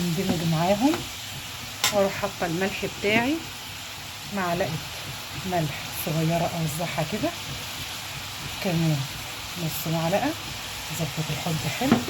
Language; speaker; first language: Arabic; native; Arabic